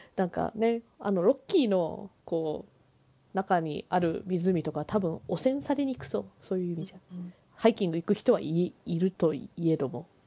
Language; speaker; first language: Japanese; early bilingual, heritage; Japanese